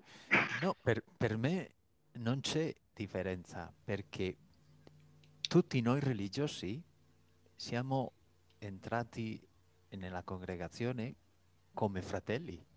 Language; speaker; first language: Italian; non-native, fluent; Spanish